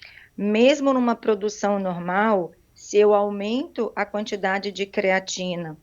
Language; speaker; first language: Portuguese; native; Portuguese